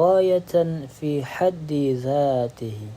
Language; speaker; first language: Arabic; non-native, learner; Indonesian